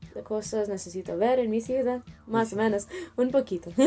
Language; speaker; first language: Spanish; non-native, learner; Telugu